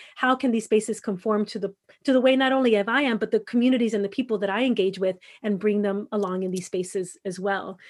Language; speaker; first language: English; native; English